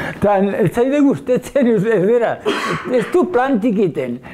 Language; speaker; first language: Basque; native; Basque